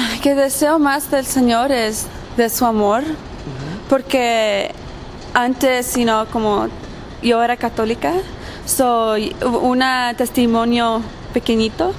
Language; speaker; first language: Spanish; early bilingual, heritage; Spanish